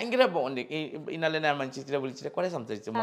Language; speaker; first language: Malayalam; non-native, learner; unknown